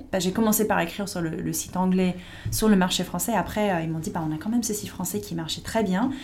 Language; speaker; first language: French; non-native, fluent; English